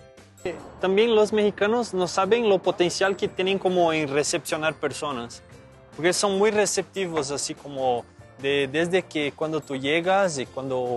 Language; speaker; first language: Spanish; non-native, learner; Portuguese